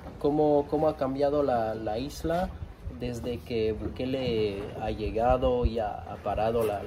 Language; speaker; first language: Spanish; non-native, learner; English